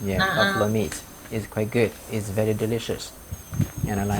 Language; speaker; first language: English; non-native, fluent; Vietnamese